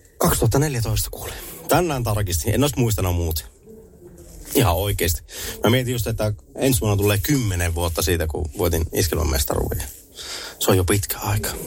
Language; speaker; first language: Finnish; native; Finnish